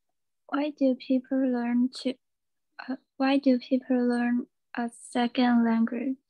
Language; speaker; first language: English; non-native, learner; Chinese